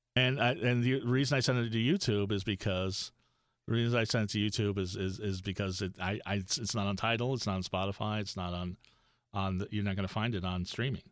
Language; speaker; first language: English; native; English